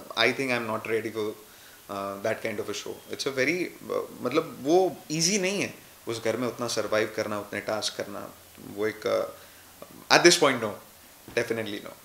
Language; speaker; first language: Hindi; non-native, local second language; Marathi